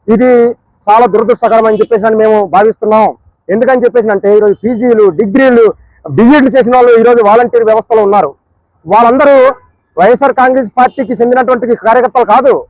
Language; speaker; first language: Telugu; native; Telugu